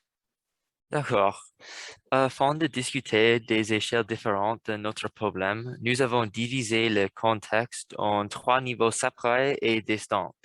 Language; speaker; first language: French; non-native, learner; English